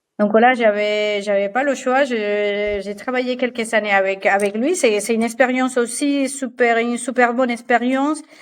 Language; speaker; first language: French; non-native, fluent; Spanish